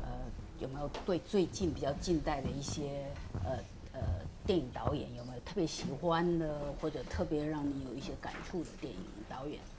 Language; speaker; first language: Chinese; native; Chinese